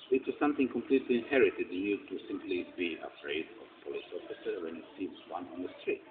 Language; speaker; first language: English; non-native, fluent; Croatian